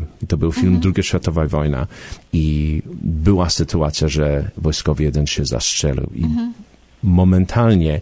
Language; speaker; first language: Polish; early bilingual, heritage; Polish